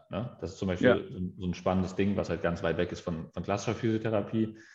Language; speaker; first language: German; native; German